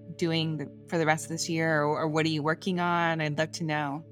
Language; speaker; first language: English; native; English